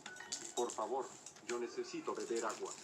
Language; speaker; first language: Spanish; non-native, learner; English